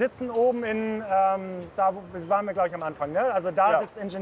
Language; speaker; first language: German; native; German